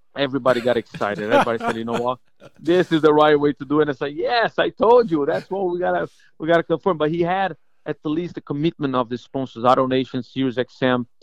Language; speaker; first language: English; non-native, fluent; Portuguese